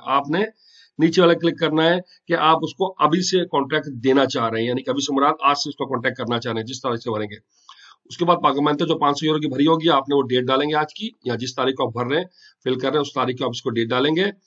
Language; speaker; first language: Hindi; non-native, local second language; Punjabi